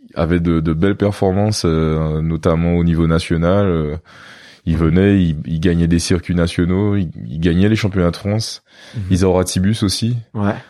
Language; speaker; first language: French; native; French